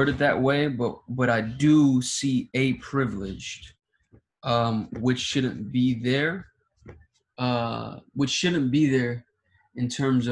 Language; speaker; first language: English; early bilingual, other home language; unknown